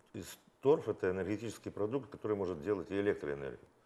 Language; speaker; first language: Russian; non-native, local second language; Ukrainian